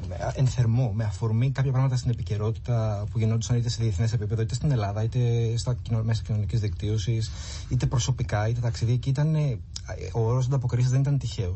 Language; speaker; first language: Greek; native; Greek